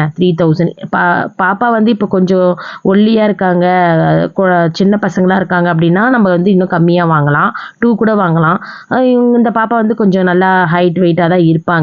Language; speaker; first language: Tamil; native; Tamil